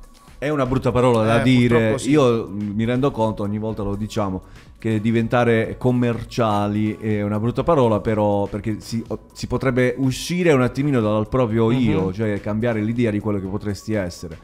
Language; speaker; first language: Italian; native; Italian